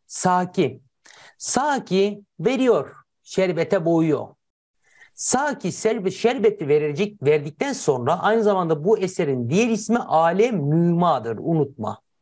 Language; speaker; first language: Turkish; native; Turkish